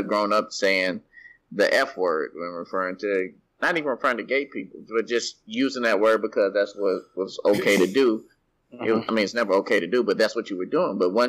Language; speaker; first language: English; native; English